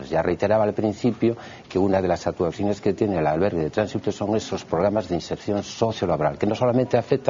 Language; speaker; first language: Spanish; native; Spanish